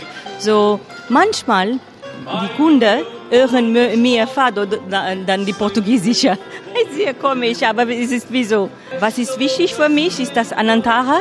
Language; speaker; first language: German; non-native, learner; Portuguese